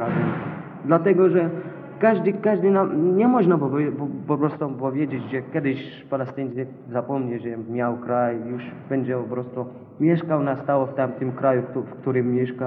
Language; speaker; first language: Polish; non-native, learner; Arabic